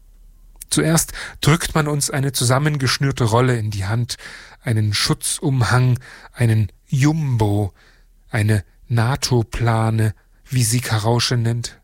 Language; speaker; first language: German; native; German